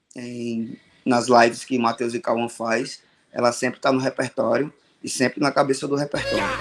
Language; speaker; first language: Portuguese; native; Portuguese